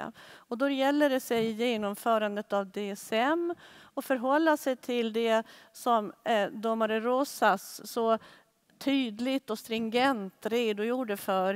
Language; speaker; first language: Swedish; native; Swedish